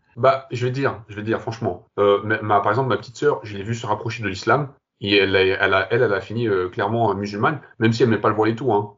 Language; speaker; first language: French; early bilingual, other home language; Kabyle